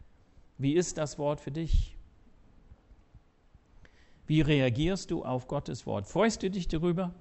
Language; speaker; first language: German; non-native, fluent; English